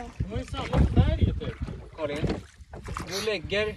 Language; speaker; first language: Swedish; native; Swedish